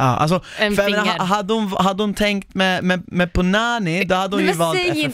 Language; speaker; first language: Swedish; native; Swedish